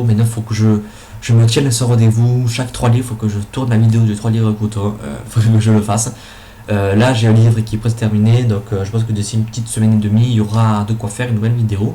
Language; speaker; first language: French; native; French